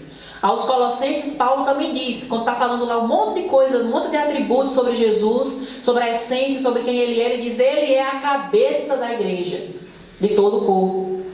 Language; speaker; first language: Portuguese; native; Portuguese